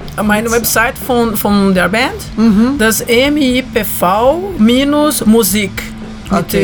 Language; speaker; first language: German; non-native, learner; Portuguese